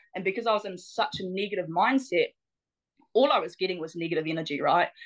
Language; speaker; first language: English; native; English